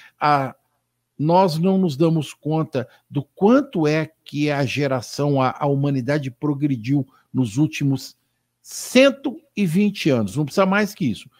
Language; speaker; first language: Portuguese; native; Portuguese